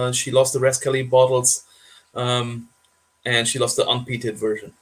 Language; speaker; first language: English; non-native, fluent; German